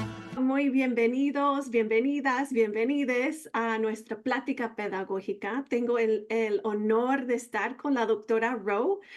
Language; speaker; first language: Spanish; non-native, fluent; English